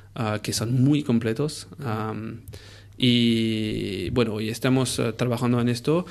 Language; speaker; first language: Spanish; non-native, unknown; French